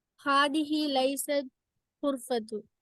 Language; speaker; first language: Arabic; non-native, learner; Tamil